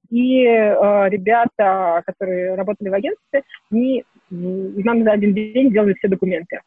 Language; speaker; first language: Russian; native; Russian